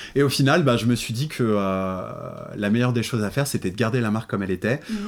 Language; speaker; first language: French; native; French